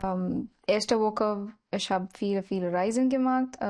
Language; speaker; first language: German; non-native, learner; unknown